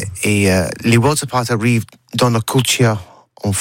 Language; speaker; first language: French; non-native, learner; English